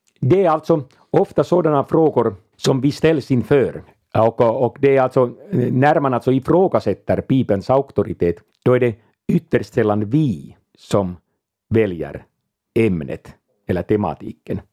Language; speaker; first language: Swedish; non-native, local second language; Finnish